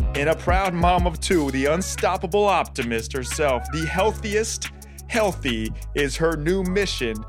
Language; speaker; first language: English; native; English